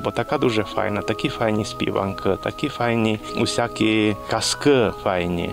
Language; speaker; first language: Ukrainian; early bilingual, heritage; Rusyn